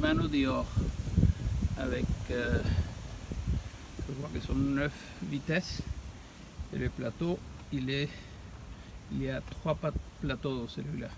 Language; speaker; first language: French; non-native, fluent; Spanish